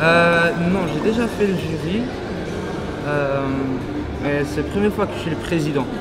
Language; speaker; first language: French; non-native, local second language; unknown